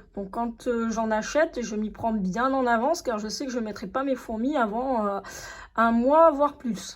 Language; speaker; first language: French; native; French